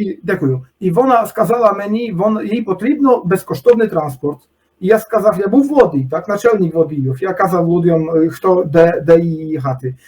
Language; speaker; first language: Polish; non-native, learner; Ukrainian